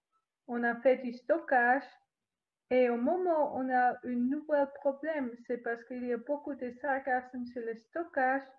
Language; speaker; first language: French; non-native, learner; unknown